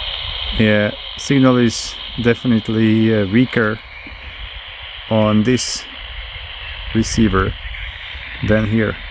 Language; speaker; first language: English; non-native, fluent; Slovak